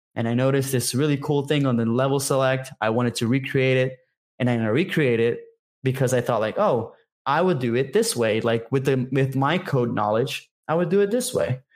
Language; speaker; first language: English; non-native, fluent; Portuguese